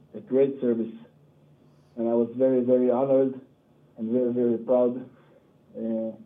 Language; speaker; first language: English; non-native, learner; Hebrew